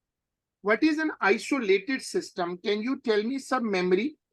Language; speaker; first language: English; non-native, local second language; Urdu